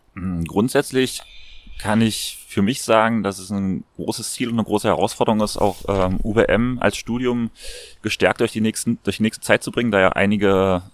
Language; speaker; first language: German; native; German